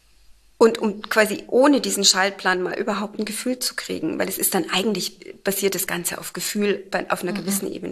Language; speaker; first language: German; native; German